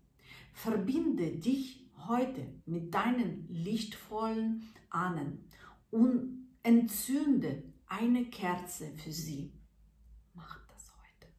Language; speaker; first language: German; non-native, fluent; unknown